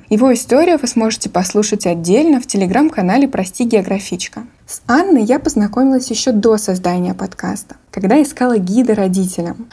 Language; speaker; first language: Russian; native; Russian